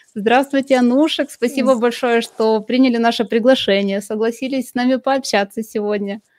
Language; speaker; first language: Russian; native; Russian